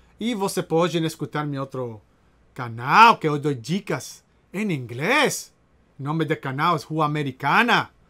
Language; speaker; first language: Portuguese; non-native, learner; Spanish